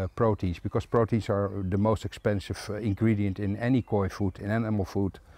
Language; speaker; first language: English; non-native, fluent; Dutch